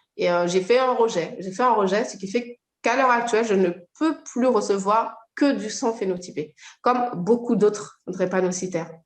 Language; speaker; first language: French; native; French